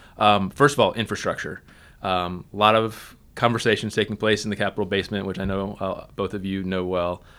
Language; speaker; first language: English; native; English